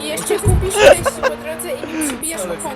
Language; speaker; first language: Polish; native; Polish